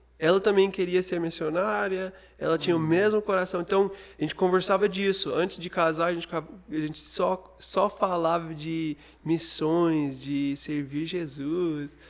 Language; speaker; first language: Portuguese; non-native, fluent; English